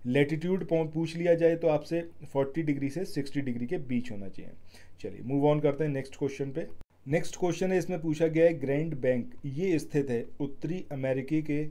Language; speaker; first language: Hindi; native; Hindi